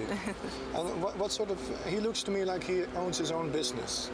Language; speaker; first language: English; non-native, fluent; Dutch